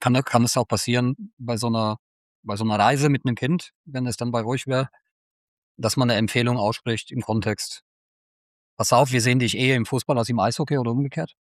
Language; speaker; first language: German; native; German